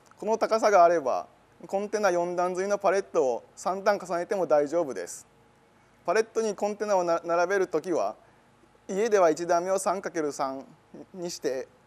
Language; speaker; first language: Japanese; native; Japanese